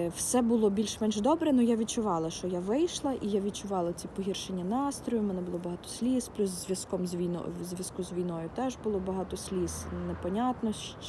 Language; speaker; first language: Ukrainian; non-native, local second language; Russian